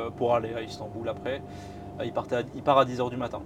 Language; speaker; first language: French; native; French